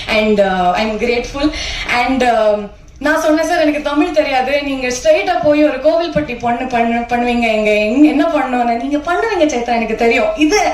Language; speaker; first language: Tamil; non-native, learner; Kannada